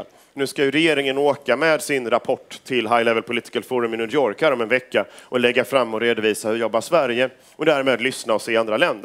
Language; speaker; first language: Swedish; native; Swedish